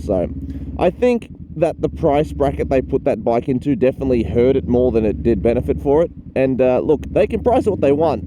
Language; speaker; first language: English; native; English